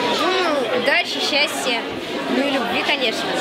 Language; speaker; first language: Russian; native; Russian